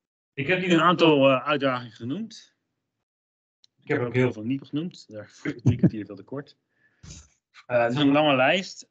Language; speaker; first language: Dutch; native; Dutch